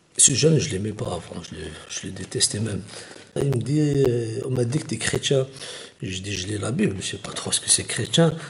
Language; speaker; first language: French; non-native, local second language; Kabyle